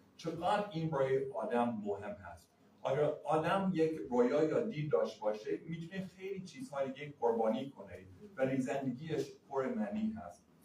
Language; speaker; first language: Persian; non-native, fluent; English